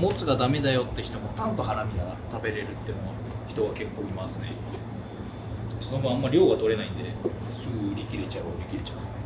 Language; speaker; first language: Japanese; native; Japanese